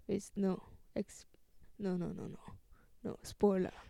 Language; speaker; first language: English; non-native, learner; Japanese